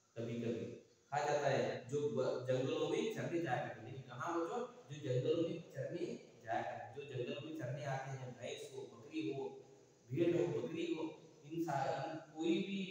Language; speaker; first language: Hindi; non-native, local second language; Kannada